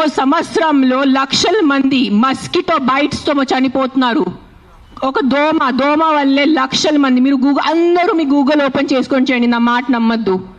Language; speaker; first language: Telugu; non-native, fluent; Marathi